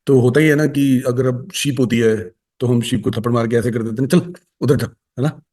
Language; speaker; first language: Hindi; native; Hindi